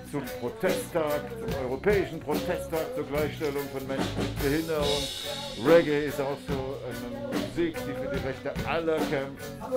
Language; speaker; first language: German; native; German